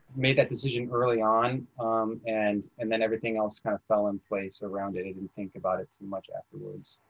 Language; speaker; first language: English; native; English